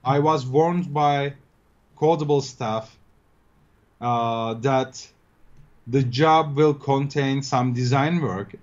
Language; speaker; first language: English; non-native, fluent; Turkish